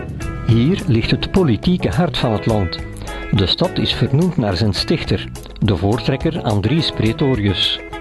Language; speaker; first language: Dutch; native; Dutch